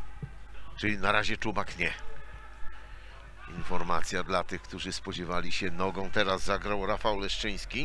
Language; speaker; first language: Polish; native; Polish